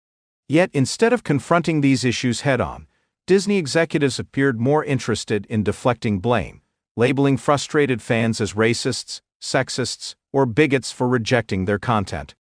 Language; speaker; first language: English; native; English